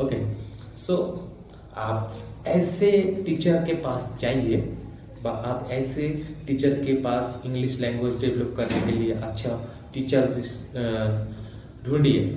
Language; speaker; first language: Hindi; non-native, local second language; Bangla